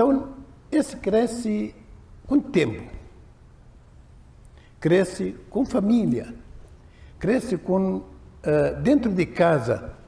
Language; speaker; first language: Portuguese; non-native, learner; Arabic